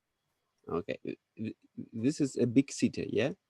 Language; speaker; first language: English; non-native, learner; Russian